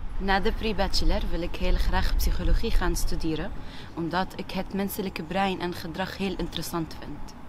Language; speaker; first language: Dutch; non-native, fluent; Arabic